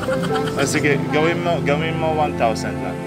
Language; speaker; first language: Filipino; non-native, learner; Arabic